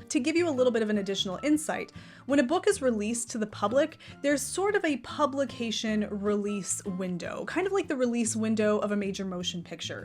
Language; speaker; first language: English; native; English